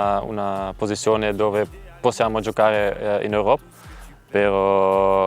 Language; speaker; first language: Italian; non-native, learner; Dutch